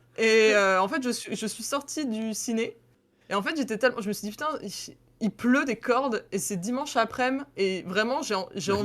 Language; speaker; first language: French; native; French